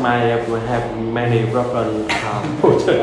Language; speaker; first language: English; non-native, learner; Vietnamese